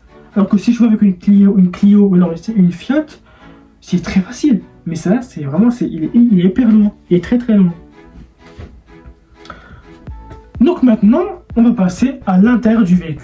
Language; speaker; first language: French; native; French